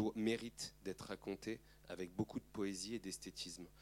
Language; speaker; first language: French; native; French